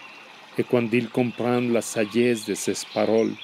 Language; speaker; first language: French; non-native, learner; Spanish